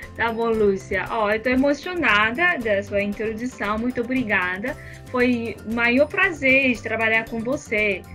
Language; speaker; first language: Portuguese; non-native, fluent; Japanese